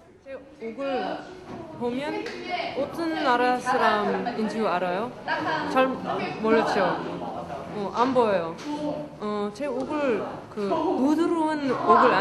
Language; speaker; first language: Korean; non-native, learner; Dutch